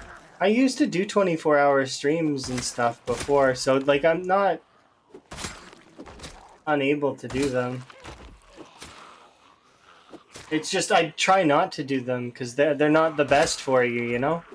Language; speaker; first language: English; native; English